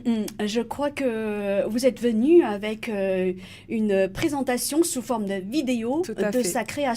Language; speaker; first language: French; native; French